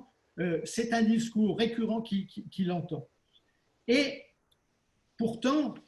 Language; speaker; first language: French; native; French